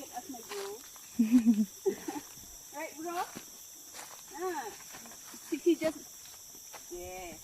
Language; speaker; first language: English; non-native, local second language; Malay